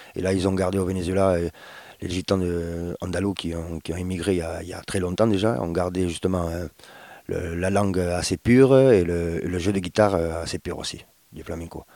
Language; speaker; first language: French; early bilingual, other home language; Spanish